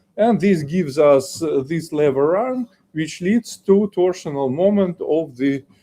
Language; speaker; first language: English; non-native, fluent; Ukrainian